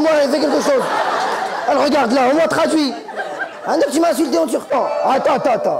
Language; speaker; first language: French; native; French